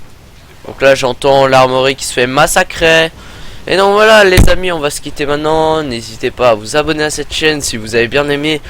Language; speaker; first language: French; native; French